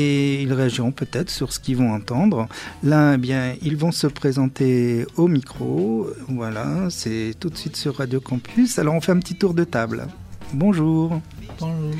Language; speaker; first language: French; native; French